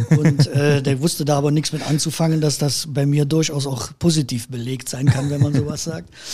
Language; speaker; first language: German; native; German